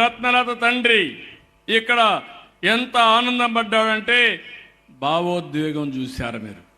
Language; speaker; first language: Telugu; native; Telugu